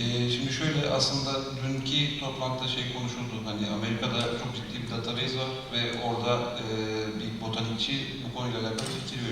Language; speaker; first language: Turkish; native; Turkish